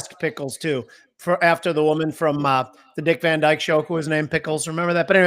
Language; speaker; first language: English; native; English